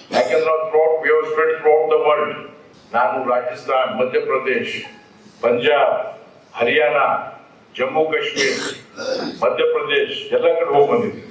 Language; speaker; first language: Kannada; non-native, local second language; Lambadi